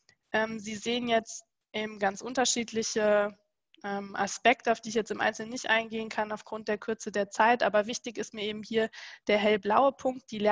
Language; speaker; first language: German; native; German